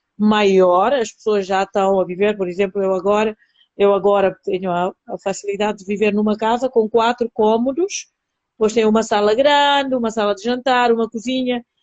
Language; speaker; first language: Portuguese; non-native, local second language; Upper Guinea Crioulo